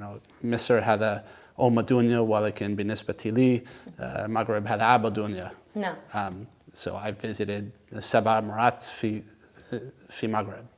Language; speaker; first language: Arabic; non-native, learner; English